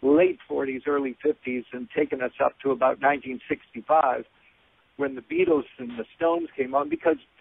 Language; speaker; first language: English; native; English